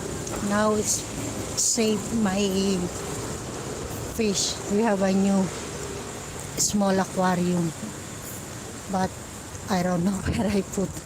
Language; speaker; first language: English; non-native, local second language; Filipino